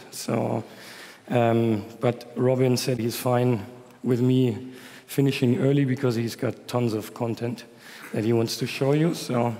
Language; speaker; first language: English; non-native, fluent; German